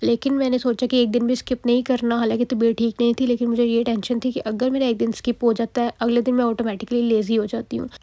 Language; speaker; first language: Urdu; native; Urdu